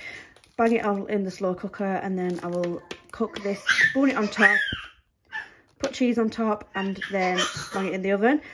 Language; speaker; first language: English; native; English